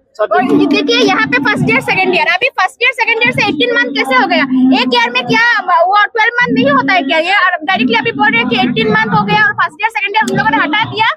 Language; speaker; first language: Hindi; non-native, local second language; Assamese